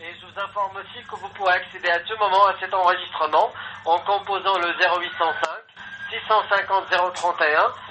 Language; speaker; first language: French; native; French